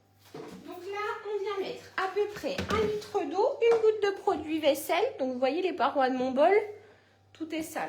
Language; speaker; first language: French; native; French